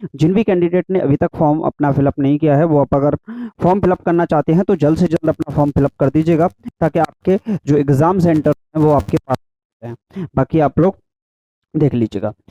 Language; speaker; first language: Hindi; native; Hindi